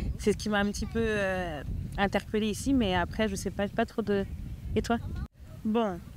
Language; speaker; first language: French; native; French